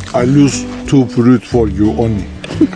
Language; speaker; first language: English; non-native, learner; Turkish